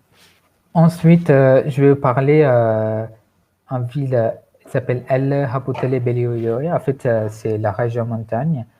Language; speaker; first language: French; non-native, fluent; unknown